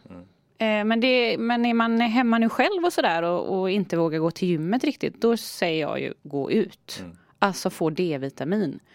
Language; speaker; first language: Swedish; native; Swedish